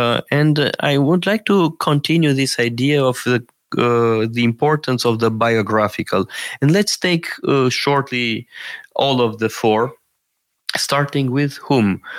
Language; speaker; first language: English; non-native, fluent; Romanian